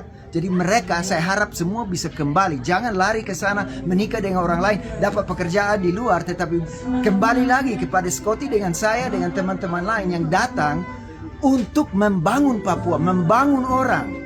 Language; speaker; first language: Indonesian; non-native, local second language; English